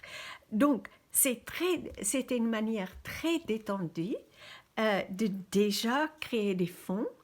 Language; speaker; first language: French; non-native, fluent; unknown